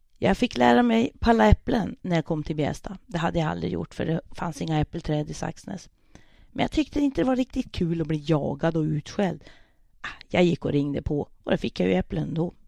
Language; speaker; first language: Swedish; native; Swedish